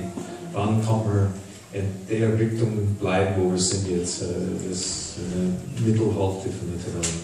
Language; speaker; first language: German; non-native, fluent; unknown